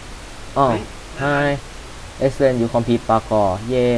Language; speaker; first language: Thai; native; Thai